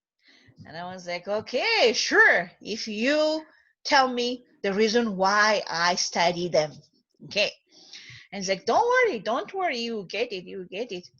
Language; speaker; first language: English; non-native, fluent; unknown